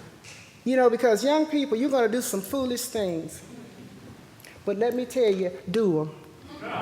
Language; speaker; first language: English; native; English